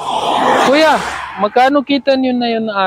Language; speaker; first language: Filipino; non-native, learner; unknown